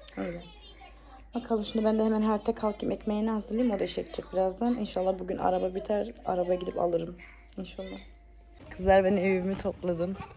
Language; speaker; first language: Turkish; early bilingual, heritage; Turkish